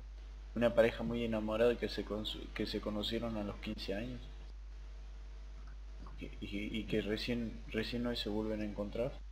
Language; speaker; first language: Spanish; native; Spanish